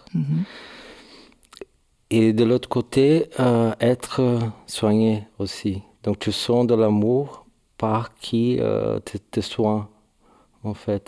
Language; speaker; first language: French; non-native, learner; Portuguese